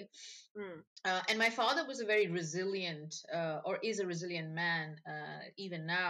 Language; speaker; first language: English; non-native, local second language; Bangla